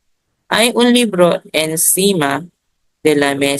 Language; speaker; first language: Spanish; non-native, learner; Filipino